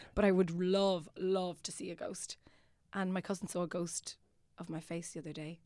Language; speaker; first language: English; non-native, fluent; Italian